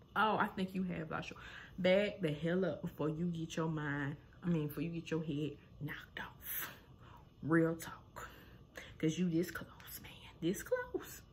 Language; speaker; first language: English; native; English